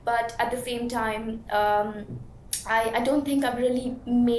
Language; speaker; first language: English; non-native, local second language; Hindi